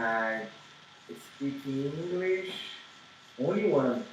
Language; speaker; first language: English; non-native, learner; Portuguese